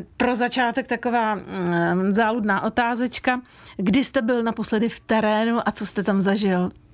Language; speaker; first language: Czech; native; Czech